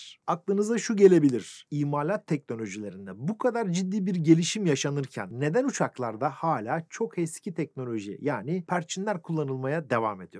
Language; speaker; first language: Turkish; native; Turkish